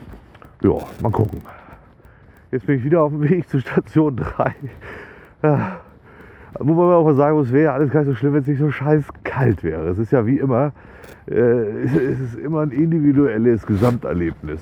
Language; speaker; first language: German; native; German